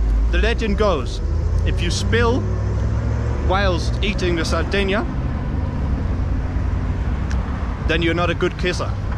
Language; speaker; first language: English; non-native, fluent; Danish